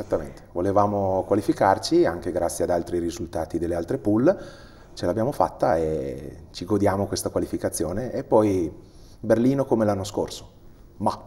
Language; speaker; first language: Italian; native; Italian